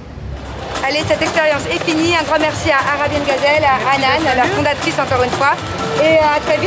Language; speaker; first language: French; native; French